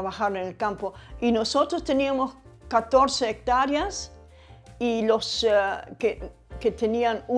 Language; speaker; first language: Spanish; early bilingual, other home language; German